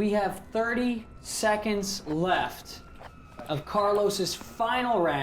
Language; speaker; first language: English; native; English